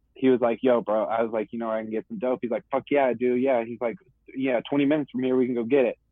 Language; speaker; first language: English; native; English